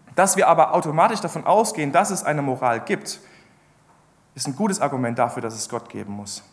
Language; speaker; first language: German; native; German